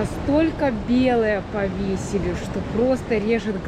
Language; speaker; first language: Russian; native; Russian